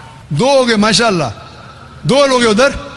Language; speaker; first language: Hindi; non-native, local second language; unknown